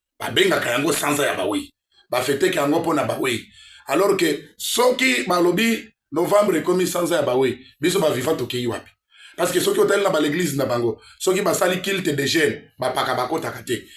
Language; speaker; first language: Lingala; native; Lingala